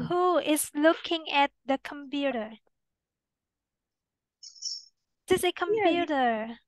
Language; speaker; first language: English; non-native, fluent; Vietnamese